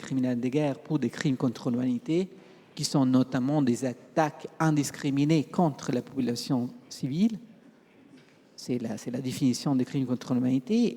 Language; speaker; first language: French; non-native, fluent; Italian